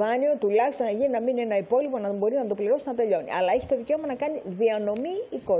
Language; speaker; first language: Greek; native; Greek